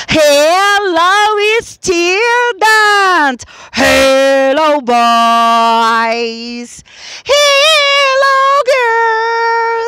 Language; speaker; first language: English; non-native, fluent; Portuguese